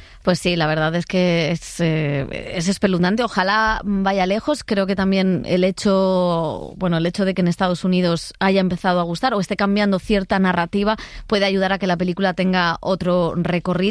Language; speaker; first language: Spanish; native; Spanish